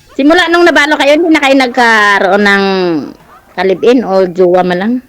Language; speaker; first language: Filipino; non-native, local second language; Hiligaynon